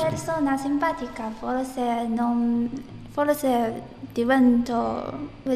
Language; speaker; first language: Italian; non-native, learner; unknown